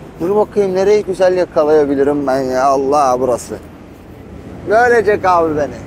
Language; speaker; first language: Turkish; native; Turkish